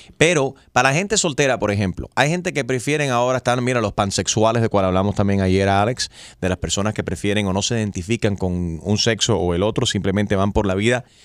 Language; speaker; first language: Spanish; early bilingual, heritage; Spanish